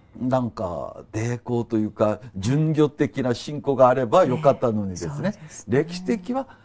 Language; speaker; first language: Japanese; non-native, fluent; Korean